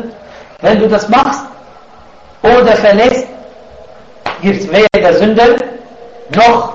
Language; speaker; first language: German; non-native, fluent; Arabic